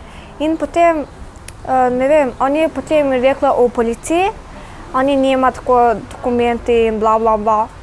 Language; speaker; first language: Russian; non-native, learner; Mongolian